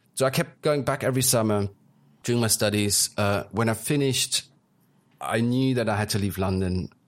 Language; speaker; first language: English; early bilingual, other home language; German